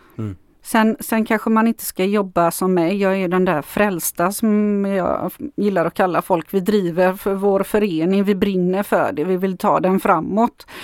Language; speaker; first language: Swedish; non-native, fluent; Macedonian